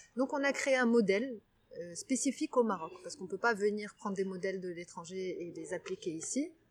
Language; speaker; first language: French; non-native, local second language; Arabic